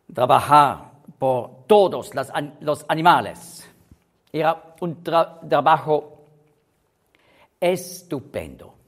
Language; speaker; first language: Spanish; non-native, learner; German